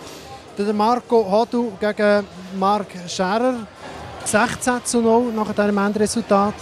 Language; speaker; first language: German; native; German